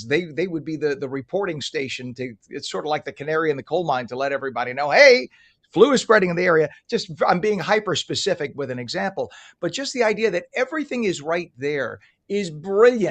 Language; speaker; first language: English; native; English